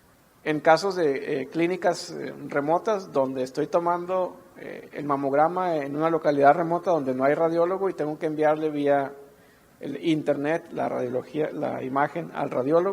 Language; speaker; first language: Spanish; native; Spanish